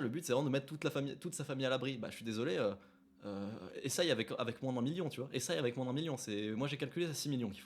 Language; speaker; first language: French; native; French